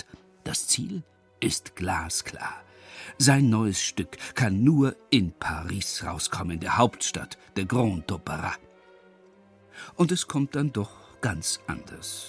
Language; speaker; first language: German; native; German